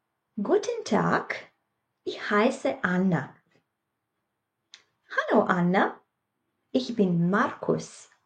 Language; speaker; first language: German; non-native, fluent; Latvian